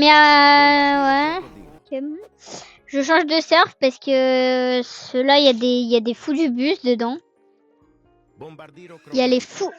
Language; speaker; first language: French; native; French